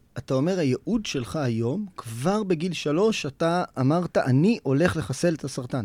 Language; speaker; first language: Hebrew; native; Hebrew